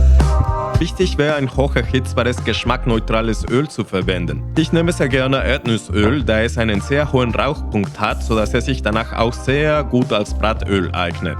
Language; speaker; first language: German; non-native, fluent; Spanish